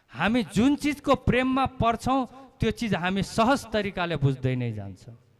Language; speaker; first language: Nepali; native; Nepali